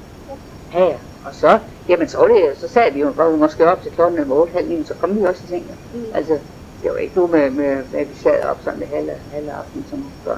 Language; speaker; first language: Danish; native; Danish